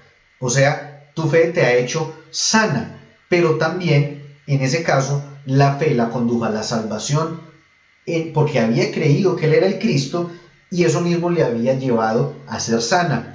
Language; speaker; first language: Spanish; native; Spanish